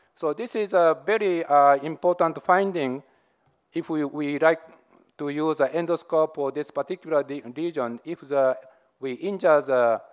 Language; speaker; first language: English; non-native, learner; Japanese